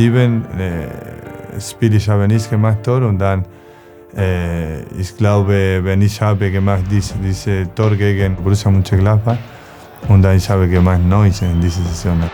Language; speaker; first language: German; non-native, learner; Spanish